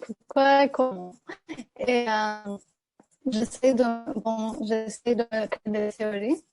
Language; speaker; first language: French; non-native, fluent; Turkish